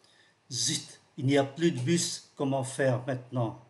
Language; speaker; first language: French; non-native, fluent; Vietnamese